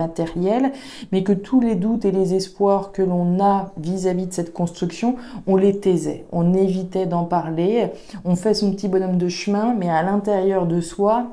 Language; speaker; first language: French; native; French